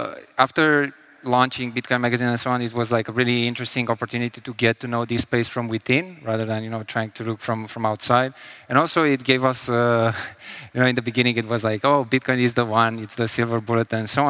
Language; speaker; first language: English; non-native, fluent; Romanian